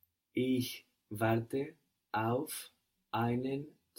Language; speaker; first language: German; non-native, learner; English